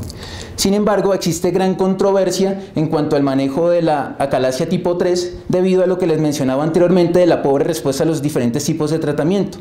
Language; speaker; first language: Spanish; native; Spanish